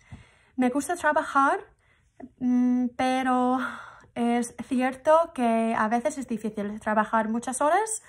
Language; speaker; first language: Spanish; non-native, fluent; English